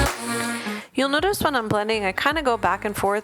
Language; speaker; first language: English; native; English